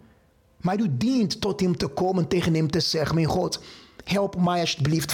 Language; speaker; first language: Dutch; non-native, fluent; Portuguese